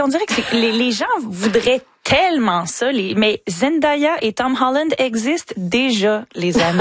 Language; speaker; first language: French; native; French